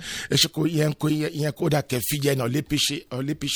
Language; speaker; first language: Hungarian; non-native, fluent; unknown